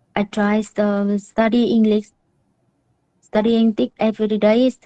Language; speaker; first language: English; non-native, learner; Vietnamese